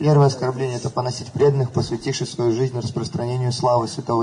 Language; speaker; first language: Russian; native; Russian